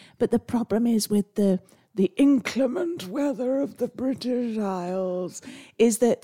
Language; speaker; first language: English; native; English